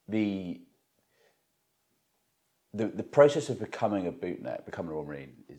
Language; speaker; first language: English; native; English